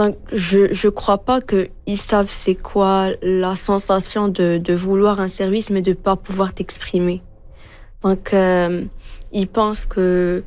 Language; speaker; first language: French; non-native, local second language; Arabic